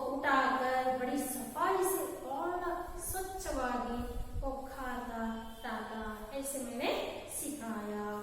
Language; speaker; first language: Hindi; non-native, local second language; Kannada